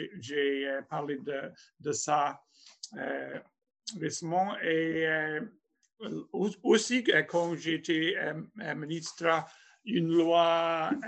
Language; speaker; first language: French; non-native, fluent; English